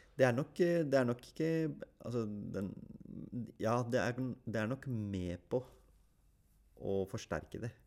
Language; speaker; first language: Norwegian; early bilingual, other home language; Urdu